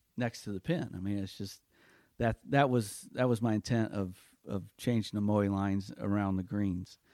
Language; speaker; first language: English; native; English